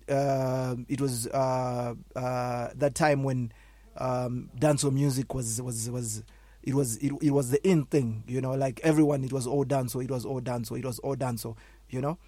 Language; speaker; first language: English; non-native, local second language; Shona